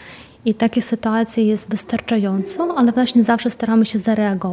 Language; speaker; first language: Polish; non-native, fluent; Ukrainian